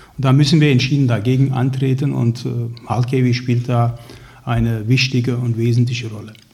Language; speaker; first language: German; early bilingual, other home language; Turkish